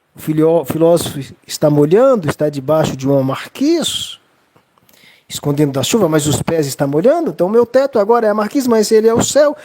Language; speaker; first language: Portuguese; native; Portuguese